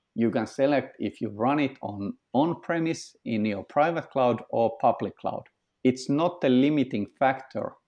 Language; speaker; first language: English; non-native, fluent; Finnish